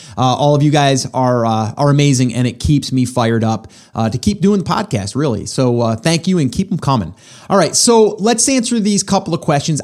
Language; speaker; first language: English; native; English